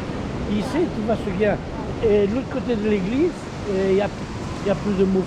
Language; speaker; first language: French; non-native, fluent; Spanish